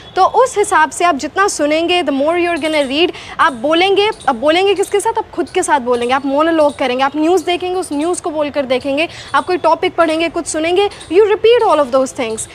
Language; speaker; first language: Hindi; native; Hindi